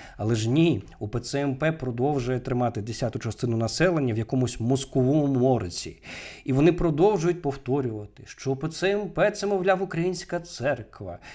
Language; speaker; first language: Ukrainian; native; Ukrainian